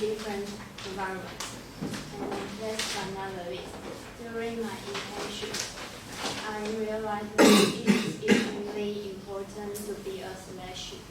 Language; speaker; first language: English; non-native, fluent; Chinese